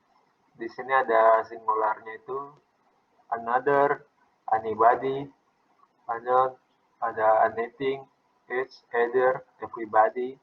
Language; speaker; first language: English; non-native, fluent; Indonesian